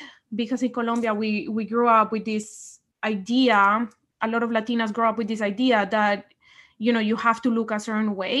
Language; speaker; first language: English; non-native, fluent; Spanish